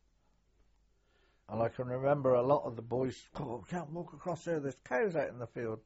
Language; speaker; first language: English; native; English